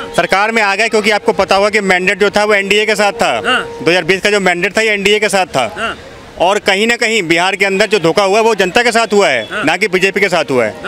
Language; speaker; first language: Hindi; native; Hindi